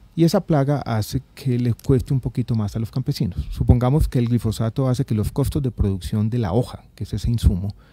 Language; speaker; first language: Spanish; native; Spanish